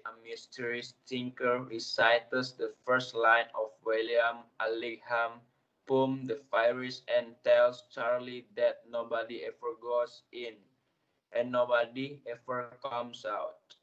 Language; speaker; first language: English; non-native, learner; Indonesian